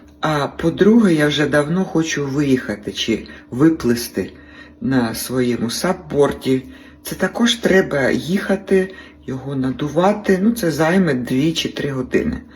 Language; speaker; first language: Ukrainian; native; Ukrainian